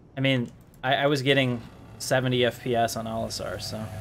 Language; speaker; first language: English; native; English